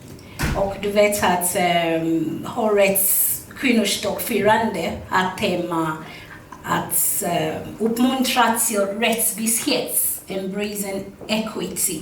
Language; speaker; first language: Swedish; non-native, fluent; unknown